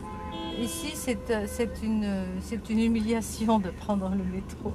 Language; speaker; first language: French; native; French